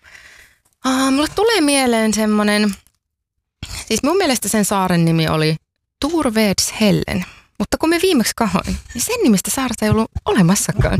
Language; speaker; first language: Finnish; native; Finnish